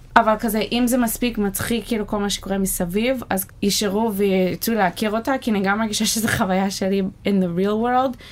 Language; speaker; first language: Hebrew; non-native, fluent; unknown